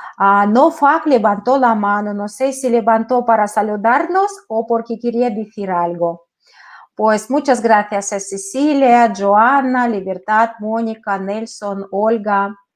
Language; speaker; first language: Spanish; non-native, fluent; Russian